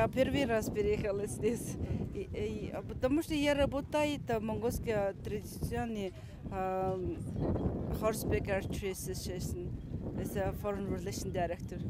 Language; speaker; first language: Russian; non-native, learner; Mongolian